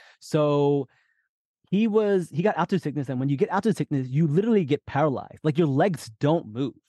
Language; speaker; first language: English; early bilingual, other home language; Urdu